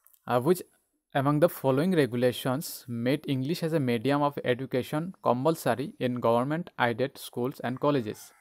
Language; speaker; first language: English; non-native, local second language; Bangla